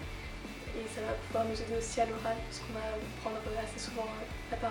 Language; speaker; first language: French; native; French